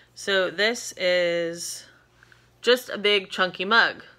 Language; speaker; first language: English; native; English